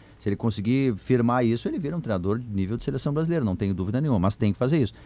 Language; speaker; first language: Portuguese; native; Portuguese